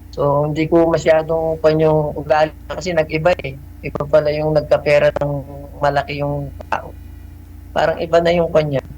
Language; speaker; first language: Filipino; native; Filipino